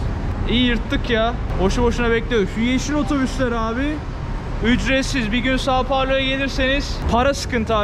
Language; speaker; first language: Turkish; native; Turkish